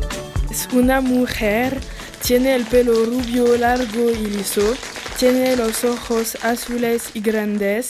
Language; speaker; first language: Spanish; non-native, learner; French